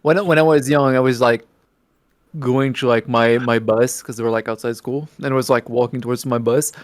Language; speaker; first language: English; native; English